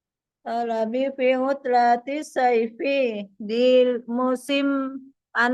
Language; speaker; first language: Arabic; non-native, learner; Indonesian